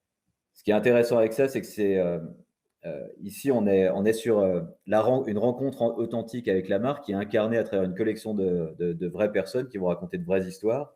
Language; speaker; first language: French; native; French